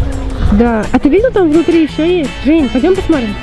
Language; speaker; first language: Russian; native; Russian